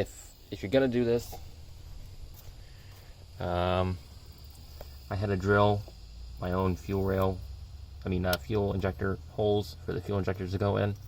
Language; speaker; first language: English; native; English